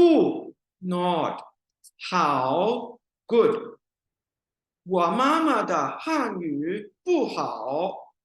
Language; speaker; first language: Chinese; non-native, fluent; Urdu